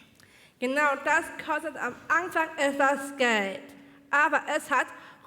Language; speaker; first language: German; non-native, learner; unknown